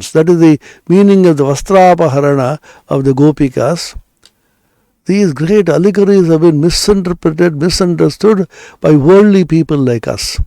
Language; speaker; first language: English; non-native, local second language; Bangla